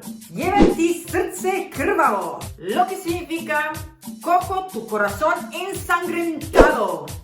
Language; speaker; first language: Spanish; non-native, fluent; Serbian